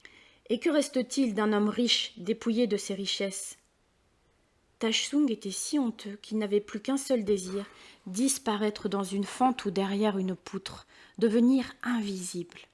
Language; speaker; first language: French; native; French